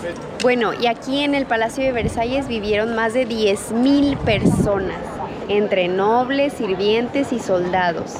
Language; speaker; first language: Spanish; native; Spanish